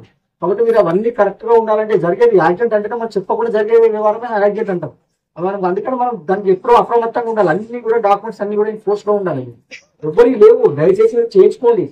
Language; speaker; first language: Telugu; native; Telugu